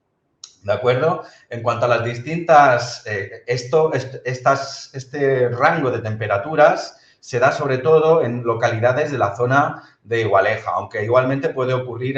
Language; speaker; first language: Spanish; native; Spanish